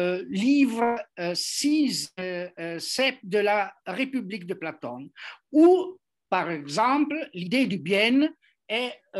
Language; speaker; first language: French; non-native, fluent; Italian